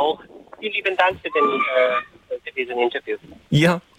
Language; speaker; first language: German; non-native, fluent; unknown